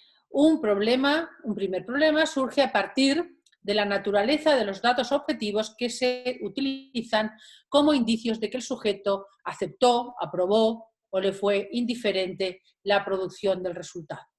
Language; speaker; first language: Spanish; native; Spanish